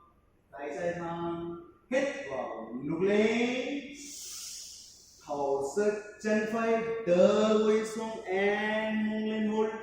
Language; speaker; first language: Vietnamese; non-native, learner; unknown